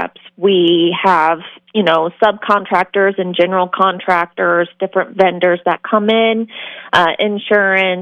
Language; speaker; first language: English; native; English